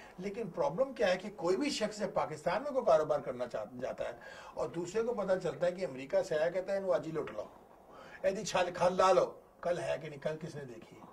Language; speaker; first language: Urdu; native; Urdu